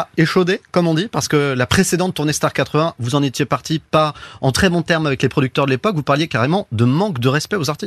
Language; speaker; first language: French; native; French